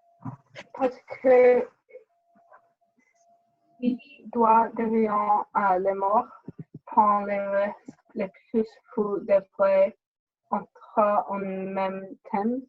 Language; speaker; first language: French; non-native, learner; English